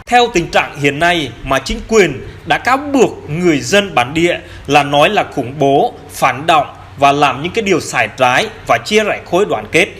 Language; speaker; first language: Vietnamese; non-native, local second language; Jarai